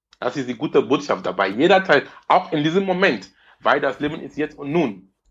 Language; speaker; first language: German; non-native, fluent; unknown